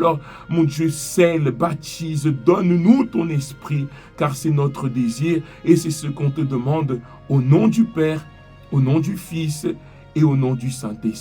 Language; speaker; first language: French; native; French